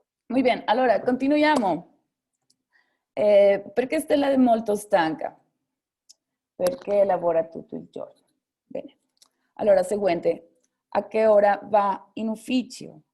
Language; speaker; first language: Italian; non-native, fluent; Spanish